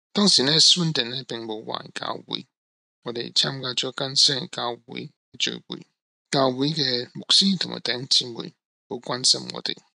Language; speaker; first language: Cantonese; non-native, local second language; Min Nan Chinese